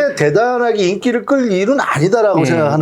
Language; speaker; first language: Korean; native; Korean